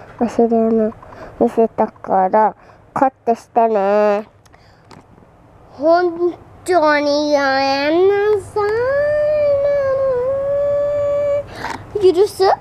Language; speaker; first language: Japanese; early bilingual, heritage; Japanese